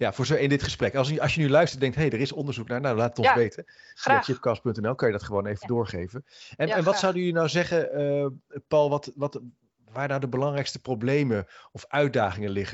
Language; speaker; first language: Dutch; native; Dutch